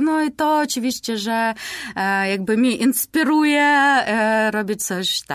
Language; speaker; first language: Polish; non-native, learner; Ukrainian